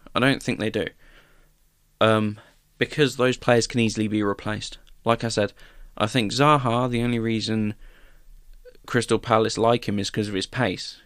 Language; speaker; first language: English; native; English